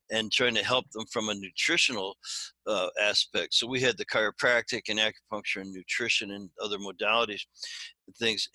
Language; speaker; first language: English; native; English